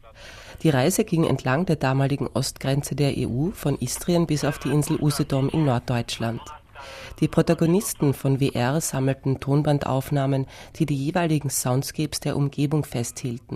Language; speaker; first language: German; native; German